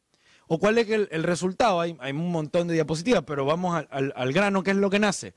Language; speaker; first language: Spanish; native; Spanish